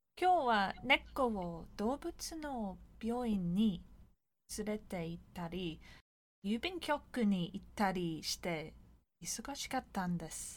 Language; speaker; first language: Japanese; non-native, learner; English